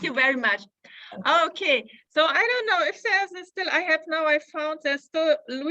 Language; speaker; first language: English; non-native, fluent; German